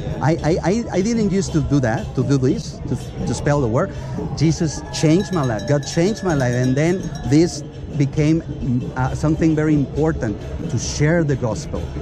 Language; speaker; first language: English; non-native, fluent; Spanish